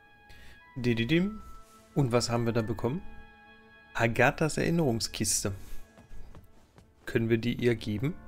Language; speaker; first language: German; native; German